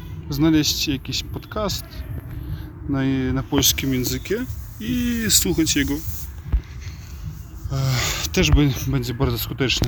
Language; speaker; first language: Polish; non-native, learner; Russian